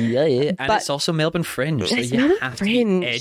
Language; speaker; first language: English; native; English